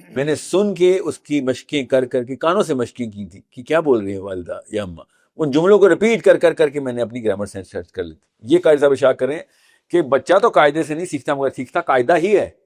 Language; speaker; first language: Urdu; native; Urdu